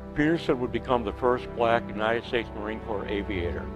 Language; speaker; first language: English; native; English